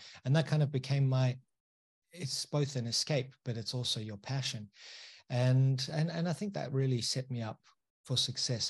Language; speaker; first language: English; native; English